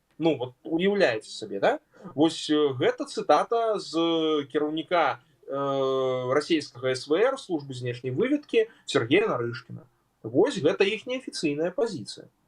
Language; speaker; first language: Belarusian; native; Belarusian